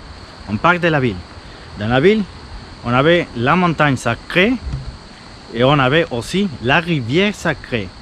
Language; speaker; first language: French; non-native, fluent; Spanish